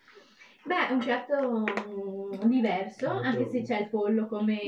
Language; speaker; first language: Italian; native; Italian